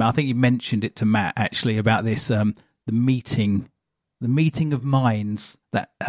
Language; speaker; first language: English; native; English